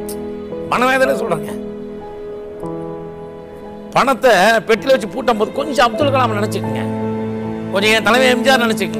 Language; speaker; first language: Tamil; native; Tamil